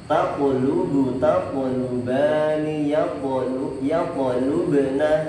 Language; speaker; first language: Arabic; non-native, fluent; Indonesian